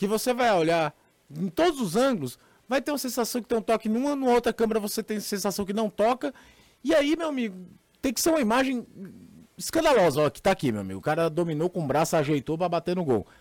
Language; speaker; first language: Portuguese; native; Portuguese